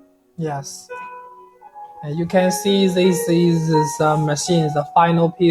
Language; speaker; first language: English; non-native, learner; Chinese